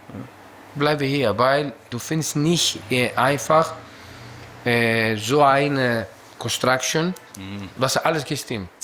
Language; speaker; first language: German; non-native, learner; Greek